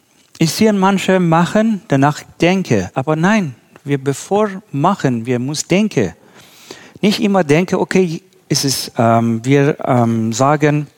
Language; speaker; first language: German; non-native, learner; Persian